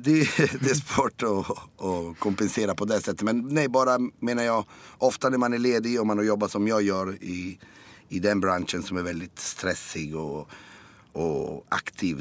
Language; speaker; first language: Swedish; non-native, fluent; Italian